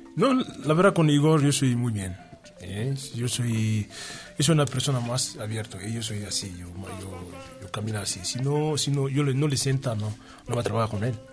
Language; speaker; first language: Spanish; non-native, learner; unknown